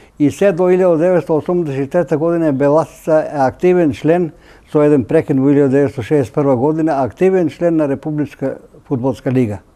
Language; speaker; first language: Macedonian; native; Macedonian